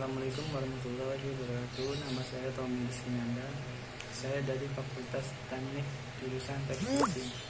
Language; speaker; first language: Indonesian; native; Indonesian